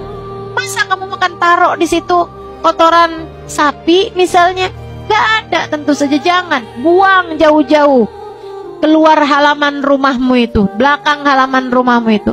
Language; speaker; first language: Indonesian; native; Indonesian